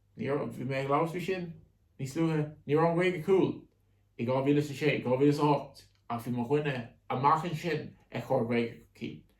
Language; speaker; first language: Irish; native; Irish